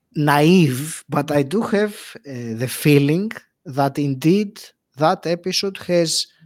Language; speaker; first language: English; non-native, fluent; Greek